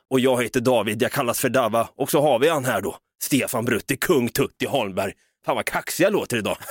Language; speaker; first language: Swedish; native; Swedish